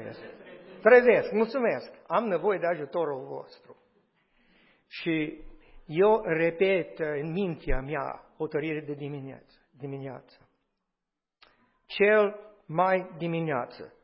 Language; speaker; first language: Romanian; non-native, fluent; English